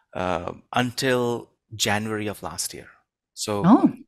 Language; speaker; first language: English; non-native, local second language; Hindi